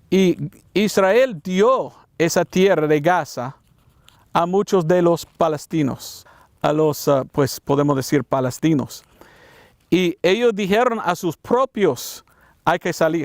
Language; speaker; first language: Spanish; non-native, fluent; English